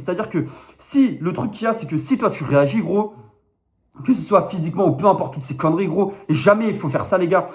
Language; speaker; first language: French; native; French